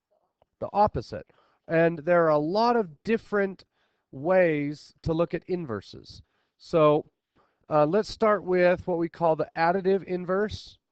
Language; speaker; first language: English; native; English